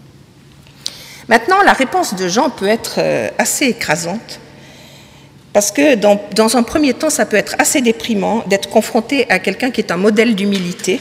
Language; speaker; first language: French; native; French